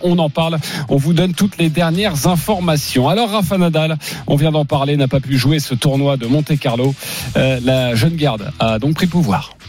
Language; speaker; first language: French; native; French